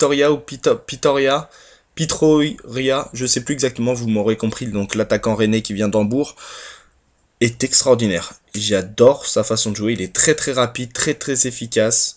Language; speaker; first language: French; native; French